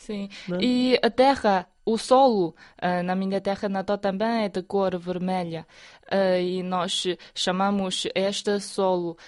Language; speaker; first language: Portuguese; non-native, fluent; Chinese